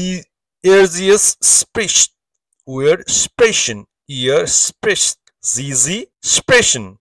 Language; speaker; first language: German; non-native, learner; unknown